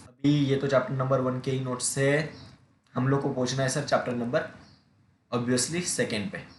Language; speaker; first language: Hindi; non-native, local second language; Marathi